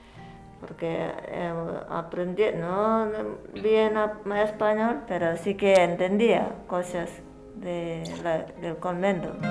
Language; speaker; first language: Spanish; non-native, learner; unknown